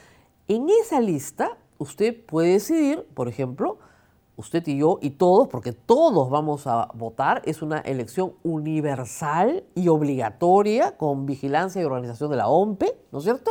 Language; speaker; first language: Spanish; native; Spanish